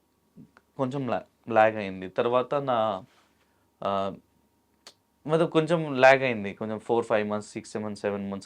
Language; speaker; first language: Telugu; non-native, local second language; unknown